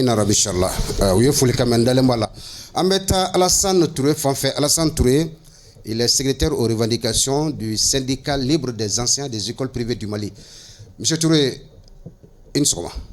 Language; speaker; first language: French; non-native, local second language; Bambara